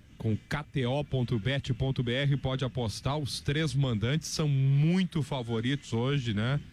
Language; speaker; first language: Portuguese; native; Portuguese